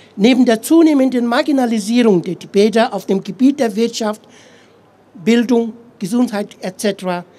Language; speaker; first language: German; non-native, fluent; Tibetan